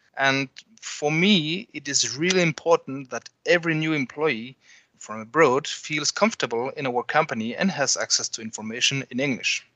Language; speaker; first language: English; non-native, fluent; French